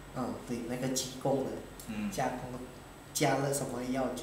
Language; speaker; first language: Chinese; early bilingual, heritage; Indonesian